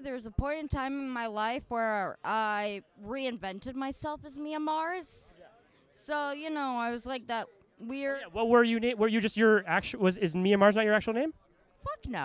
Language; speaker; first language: English; native; English